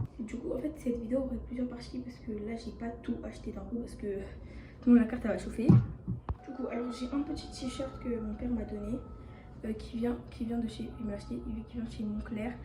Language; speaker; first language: French; early bilingual, other home language; Bambara